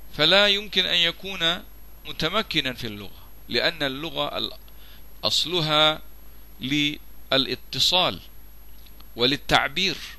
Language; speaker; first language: Arabic; non-native, fluent; Malay